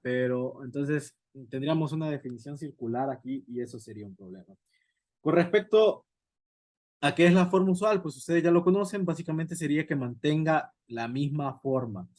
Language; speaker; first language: Spanish; native; Spanish